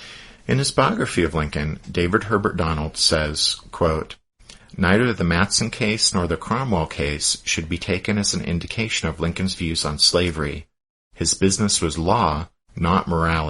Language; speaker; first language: English; native; English